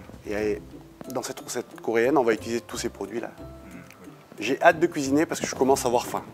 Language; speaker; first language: French; native; French